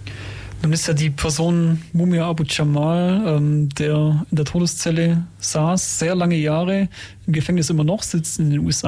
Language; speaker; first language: German; native; German